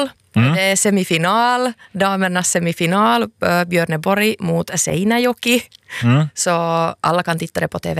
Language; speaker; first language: Swedish; non-native, local second language; Finnish